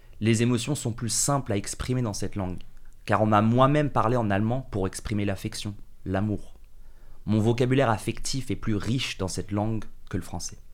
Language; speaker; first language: French; early bilingual, other home language; English